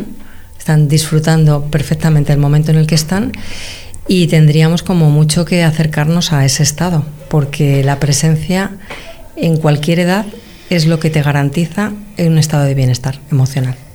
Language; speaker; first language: Spanish; native; Spanish